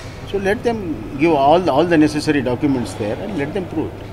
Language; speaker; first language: English; non-native, local second language; Kannada